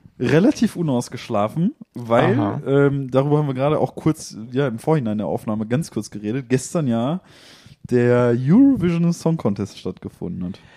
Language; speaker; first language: German; native; German